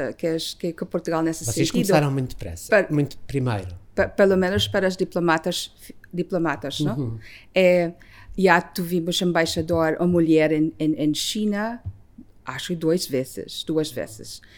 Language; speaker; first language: Portuguese; non-native, learner; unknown